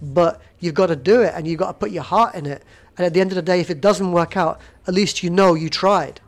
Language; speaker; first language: English; native; English